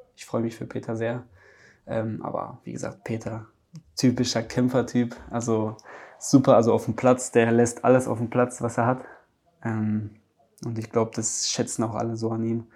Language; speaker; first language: German; early bilingual, other home language; Polish